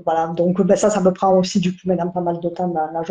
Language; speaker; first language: French; native; French